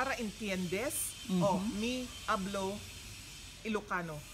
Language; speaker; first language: Spanish; non-native, learner; Iloko